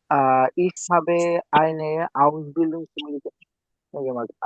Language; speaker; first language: German; non-native, learner; Bangla